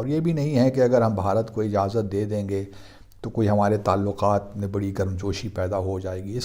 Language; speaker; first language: Urdu; native; Urdu